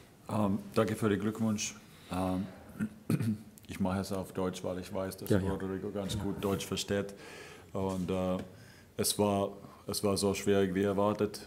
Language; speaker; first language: German; non-native, fluent; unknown